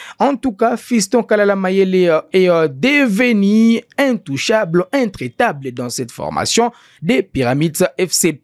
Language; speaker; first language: French; non-native, local second language; Swahili